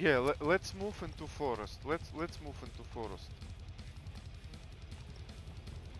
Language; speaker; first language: English; non-native, learner; Russian